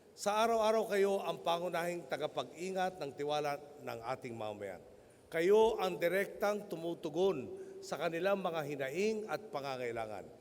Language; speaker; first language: Filipino; native; Filipino